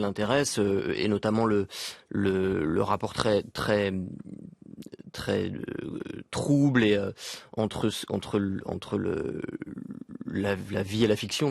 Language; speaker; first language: French; native; French